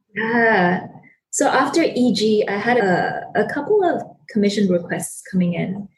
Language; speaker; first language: English; non-native, local second language; Chinese